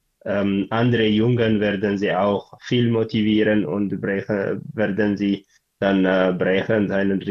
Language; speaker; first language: German; non-native, learner; Tigrinya